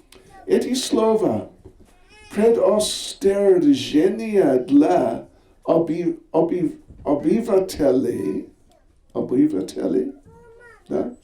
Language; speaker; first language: Russian; non-native, learner; English